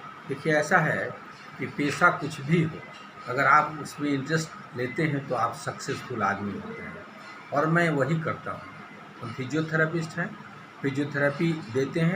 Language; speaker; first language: Hindi; native; Hindi